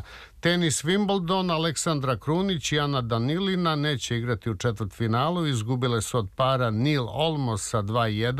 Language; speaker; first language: Serbian; native; Serbian